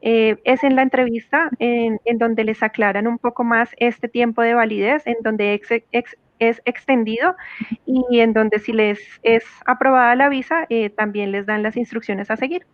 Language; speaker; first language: Spanish; native; Spanish